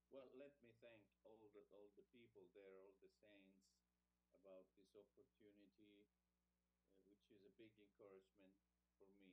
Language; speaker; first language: English; non-native, fluent; Italian